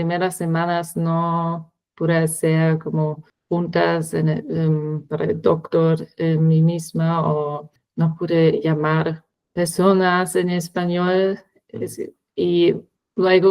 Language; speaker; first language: Spanish; non-native, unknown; German